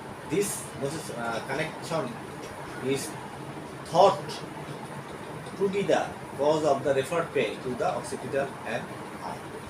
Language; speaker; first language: English; non-native, local second language; Bangla